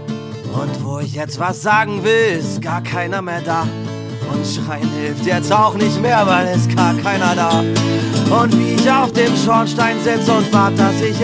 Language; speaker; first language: German; native; German